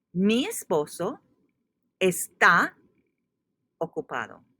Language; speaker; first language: Spanish; non-native, fluent; English